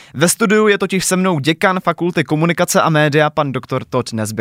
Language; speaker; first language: Czech; native; Czech